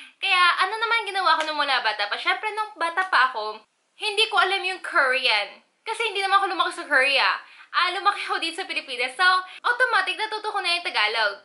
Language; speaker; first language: Filipino; early bilingual, other home language; Korean